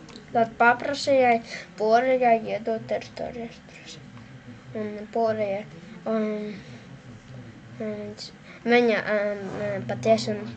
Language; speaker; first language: Latvian; non-native, local second language; Russian